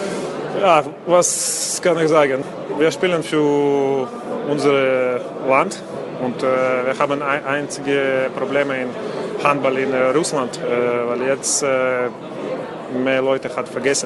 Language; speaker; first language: German; non-native, learner; Russian